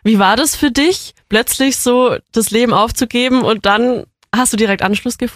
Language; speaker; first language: German; native; German